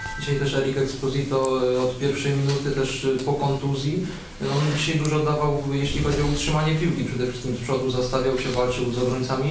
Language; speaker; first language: Polish; native; Polish